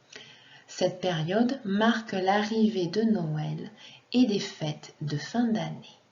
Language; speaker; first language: French; non-native, fluent; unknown